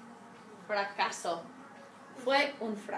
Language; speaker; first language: Spanish; non-native, learner; English